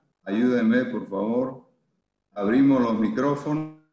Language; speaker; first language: Spanish; native; Spanish